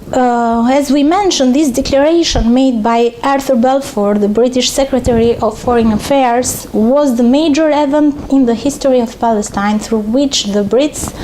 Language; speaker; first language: English; non-native, fluent; Albanian